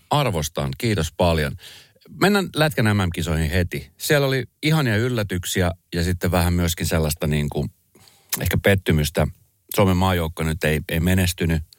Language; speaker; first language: Finnish; early bilingual, other home language; Spanish